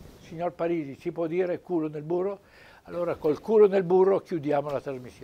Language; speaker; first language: Italian; native; Italian